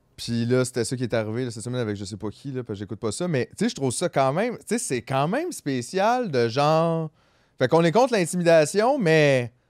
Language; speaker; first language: French; native; French